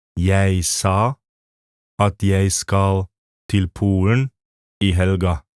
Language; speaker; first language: Norwegian; non-native, fluent; Polish